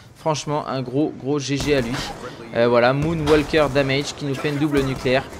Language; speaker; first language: French; native; French